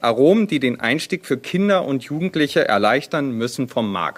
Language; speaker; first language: German; native; German